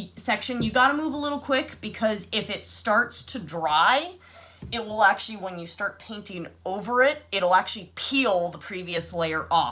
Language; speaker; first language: English; native; English